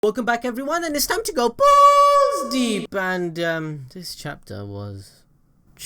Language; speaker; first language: English; native; English